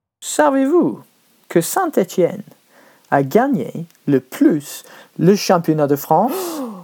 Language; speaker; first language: French; non-native, learner; English